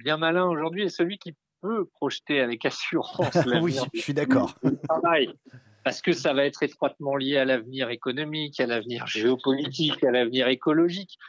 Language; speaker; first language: French; native; French